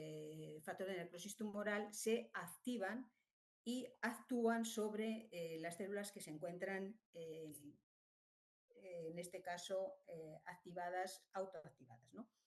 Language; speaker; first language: Spanish; native; Spanish